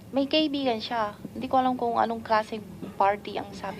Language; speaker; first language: Filipino; non-native, learner; Chinese